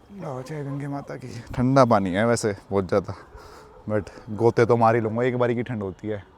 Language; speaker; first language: Hindi; native; Hindi